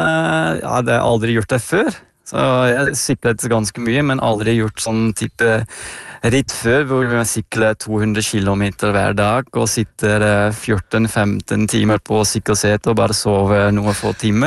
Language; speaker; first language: Norwegian; non-native, fluent; Dutch